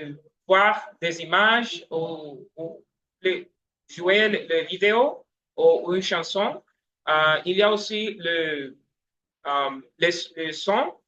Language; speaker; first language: French; non-native, learner; Spanish